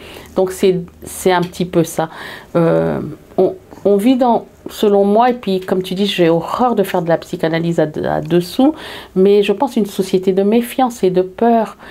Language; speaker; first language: French; early bilingual, heritage; French